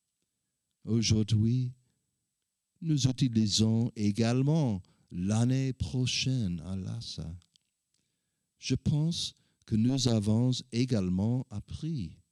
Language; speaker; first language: French; non-native, learner; English